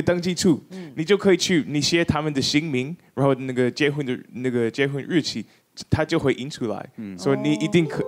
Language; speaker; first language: Chinese; non-native, fluent; English